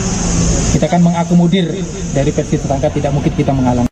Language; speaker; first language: Indonesian; native; Indonesian